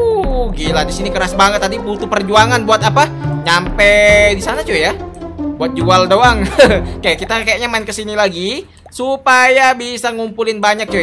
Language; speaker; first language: Indonesian; native; Indonesian